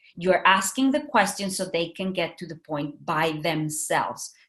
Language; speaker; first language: English; non-native, fluent; Spanish